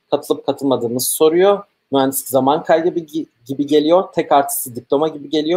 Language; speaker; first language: Turkish; native; Turkish